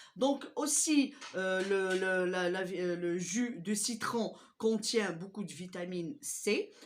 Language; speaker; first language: French; non-native, local second language; Arabic